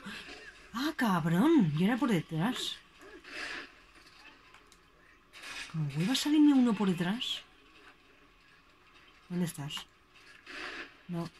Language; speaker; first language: Spanish; native; Spanish